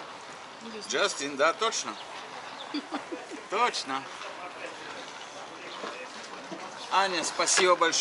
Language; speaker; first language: Russian; non-native, learner; English